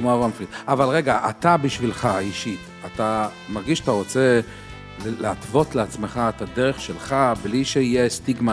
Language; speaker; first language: Hebrew; native; Hebrew